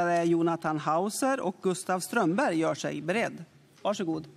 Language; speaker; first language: Swedish; native; Swedish